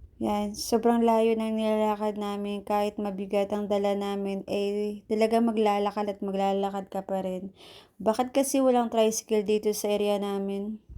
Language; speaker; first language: Filipino; native; Filipino